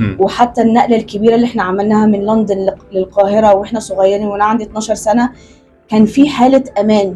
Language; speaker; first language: Egyptian Arabic; early bilingual, heritage; Arabic